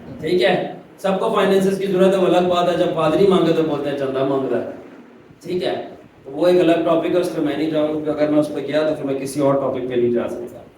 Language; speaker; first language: Urdu; non-native, local second language; Punjabi